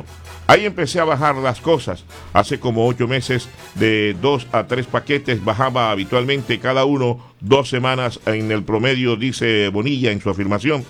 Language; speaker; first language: Spanish; native; Spanish